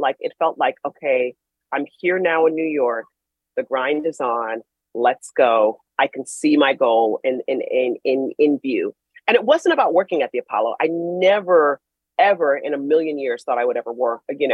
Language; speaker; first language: English; native; English